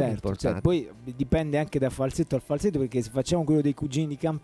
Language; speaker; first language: Italian; native; Italian